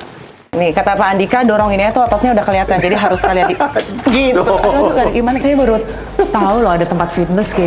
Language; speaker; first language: Indonesian; native; Indonesian